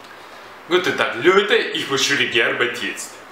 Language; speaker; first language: German; non-native, learner; Russian